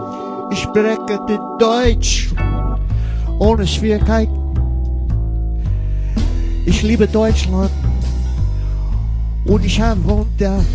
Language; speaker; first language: German; non-native, learner; English